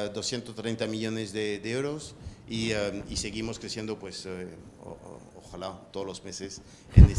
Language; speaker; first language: Spanish; non-native, fluent; French